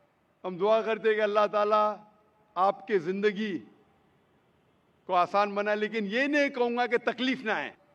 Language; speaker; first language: Hindi; native; Hindi